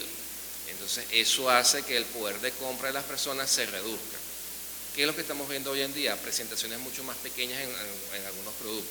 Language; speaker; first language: Spanish; native; Spanish